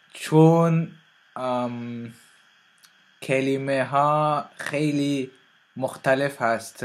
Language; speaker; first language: Persian; non-native, learner; French